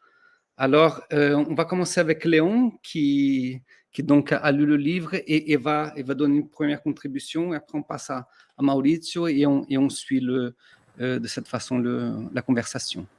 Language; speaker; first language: French; non-native, fluent; Portuguese